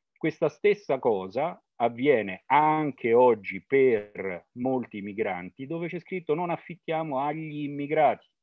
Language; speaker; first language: Italian; native; Italian